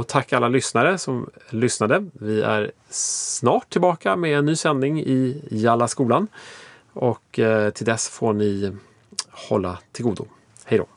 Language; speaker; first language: Swedish; native; Swedish